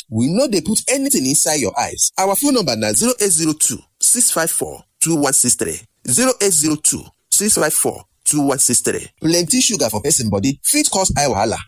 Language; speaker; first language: Nigerian Pidgin; native; Nigerian Pidgin